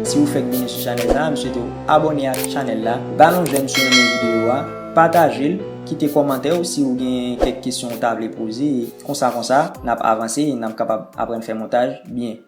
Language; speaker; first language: French; non-native, learner; Haitian Creole